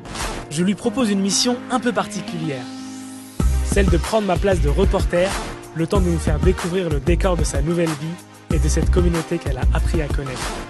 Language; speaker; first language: French; native; French